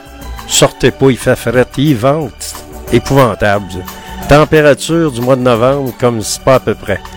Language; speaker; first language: French; native; French